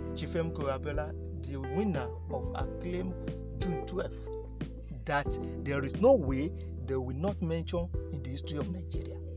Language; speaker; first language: English; non-native, local second language; Yoruba